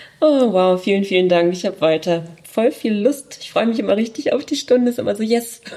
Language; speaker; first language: German; native; German